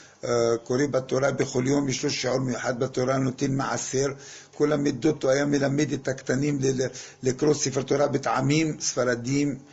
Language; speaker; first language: Hebrew; non-native, fluent; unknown